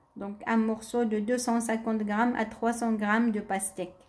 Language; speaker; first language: French; non-native, local second language; Arabic